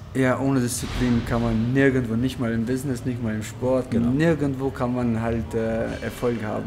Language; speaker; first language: German; non-native, fluent; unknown